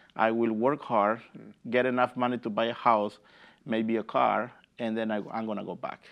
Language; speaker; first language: English; non-native, fluent; Spanish